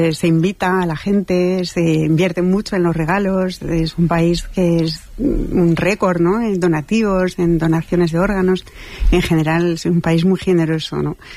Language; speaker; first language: Spanish; non-native, fluent; French